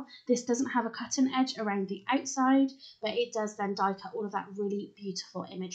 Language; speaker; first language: English; native; English